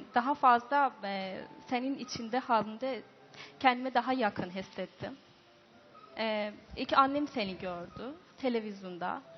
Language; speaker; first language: Turkish; non-native, learner; Persian